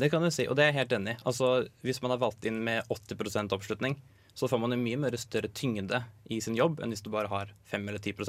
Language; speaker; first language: Norwegian; native; Norwegian